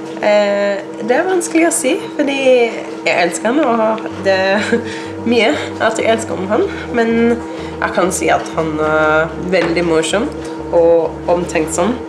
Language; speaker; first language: Norwegian; non-native, learner; English